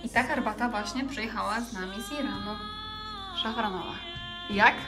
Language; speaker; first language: Polish; native; Polish